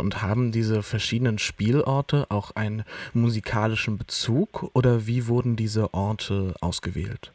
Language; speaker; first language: German; native; German